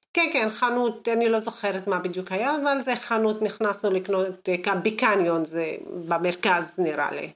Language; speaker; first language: Hebrew; non-native, local second language; Arabic